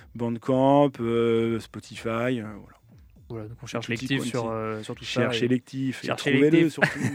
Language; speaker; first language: French; native; French